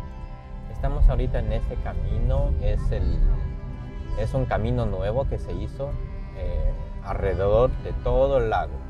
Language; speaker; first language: Spanish; non-native, fluent; Chinese